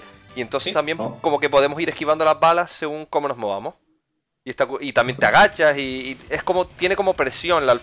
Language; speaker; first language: Spanish; native; Spanish